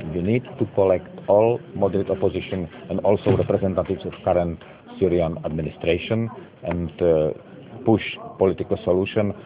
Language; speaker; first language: English; non-native, fluent; Czech